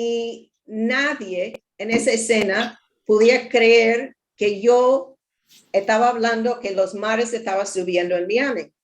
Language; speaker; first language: Spanish; non-native, learner; English